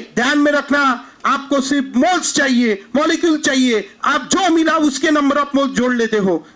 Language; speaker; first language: Hindi; non-native, local second language; Marathi